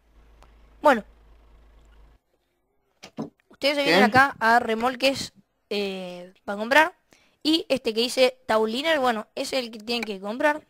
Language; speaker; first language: Spanish; native; Spanish